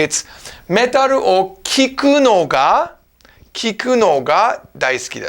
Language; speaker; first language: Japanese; non-native, fluent; English